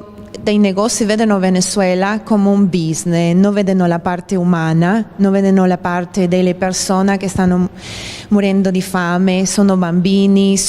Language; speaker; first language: Italian; non-native, fluent; Spanish